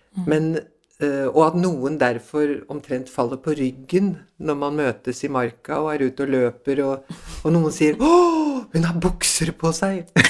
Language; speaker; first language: Norwegian; early bilingual, other home language; Swedish